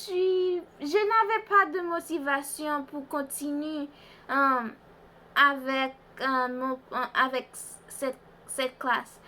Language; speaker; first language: French; non-native, learner; Haitian Creole